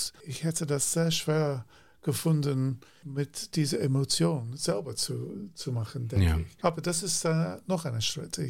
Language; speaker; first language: German; non-native, fluent; English